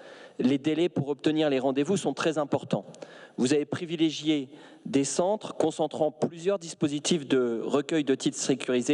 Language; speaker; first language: French; native; French